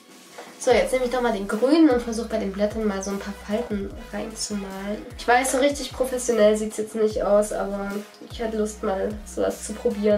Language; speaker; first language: German; native; German